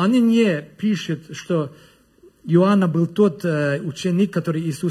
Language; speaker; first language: Russian; non-native, learner; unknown